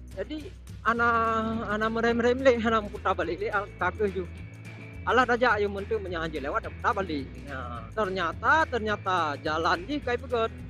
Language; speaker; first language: Indonesian; non-native, local second language; Achinese